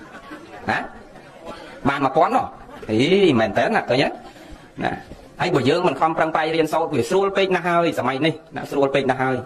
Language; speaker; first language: Khmer; native; Khmer